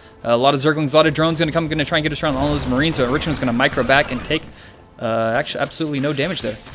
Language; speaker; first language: English; native; English